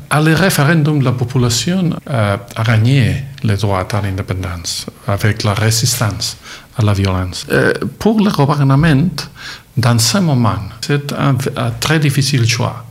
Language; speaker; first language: French; non-native, learner; Catalan